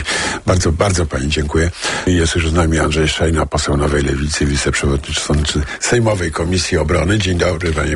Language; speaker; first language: Polish; native; Polish